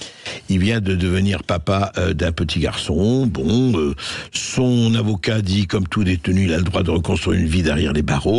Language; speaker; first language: French; native; French